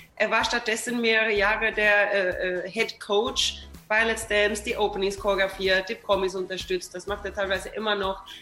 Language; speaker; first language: German; non-native, fluent; Swedish